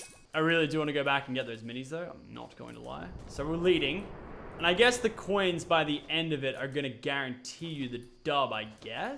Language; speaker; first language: English; native; English